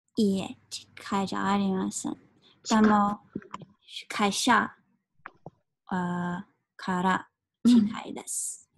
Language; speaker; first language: Japanese; non-native, learner; English